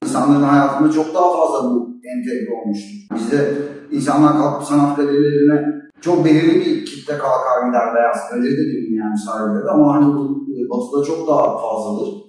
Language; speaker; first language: Turkish; native; Turkish